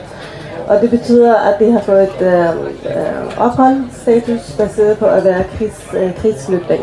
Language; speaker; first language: Danish; early bilingual, other home language; Persian